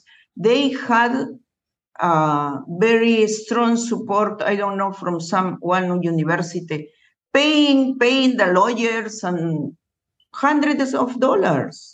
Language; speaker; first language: English; non-native, learner; Spanish